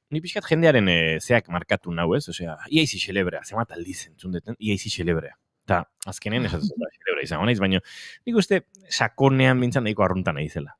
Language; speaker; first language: Basque; non-native, local second language; Spanish